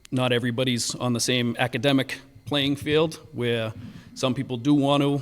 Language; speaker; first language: English; native; English